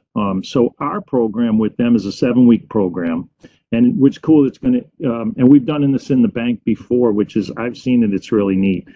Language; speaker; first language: English; native; English